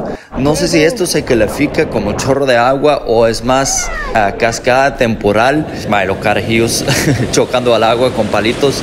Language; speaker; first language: Spanish; non-native, fluent; English